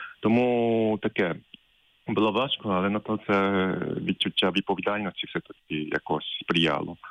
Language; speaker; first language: Ukrainian; non-native, fluent; Japanese